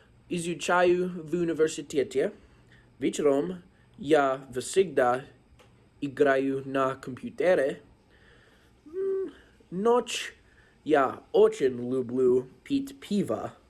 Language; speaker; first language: Russian; non-native, learner; English